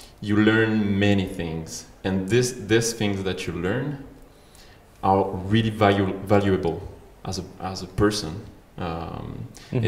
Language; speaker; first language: English; non-native, fluent; French